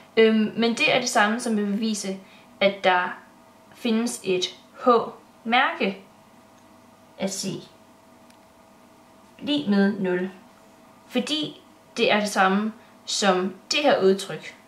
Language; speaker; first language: Danish; native; Danish